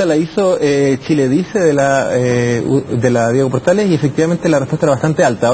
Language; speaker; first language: Spanish; native; Spanish